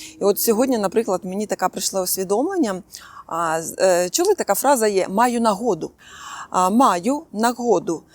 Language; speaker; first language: Ukrainian; non-native, local second language; Russian